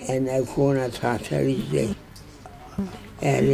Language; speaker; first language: Arabic; non-native, fluent; Turkish